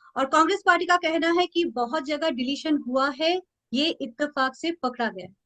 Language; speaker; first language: Hindi; non-native, local second language; Bangla